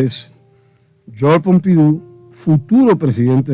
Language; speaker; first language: Spanish; native; Spanish